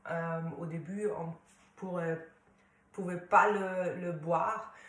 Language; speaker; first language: French; non-native, fluent; German